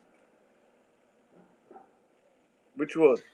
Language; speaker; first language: English; non-native, learner; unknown